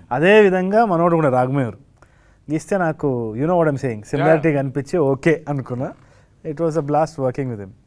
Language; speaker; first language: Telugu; native; Telugu